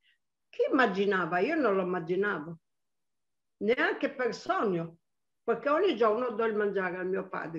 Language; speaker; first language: Italian; non-native, local second language; Arabic